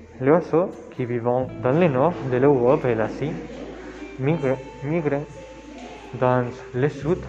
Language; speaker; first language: French; non-native, learner; Spanish